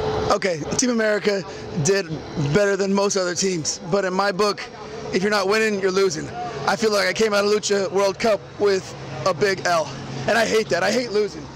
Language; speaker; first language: English; native; English